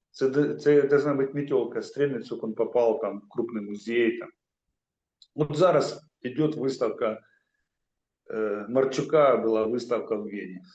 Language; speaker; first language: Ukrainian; non-native, local second language; Russian